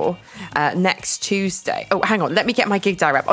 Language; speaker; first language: English; native; English